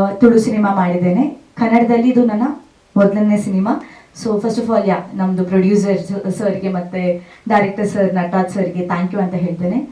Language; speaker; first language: Kannada; non-native, local second language; Tulu